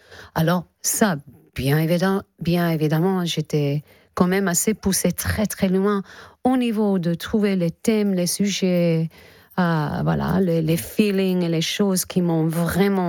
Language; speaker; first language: French; non-native, fluent; English